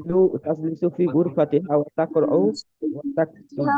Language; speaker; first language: Arabic; non-native, learner; Bangla